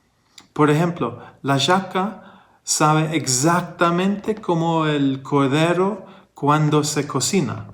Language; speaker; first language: Spanish; non-native, fluent; English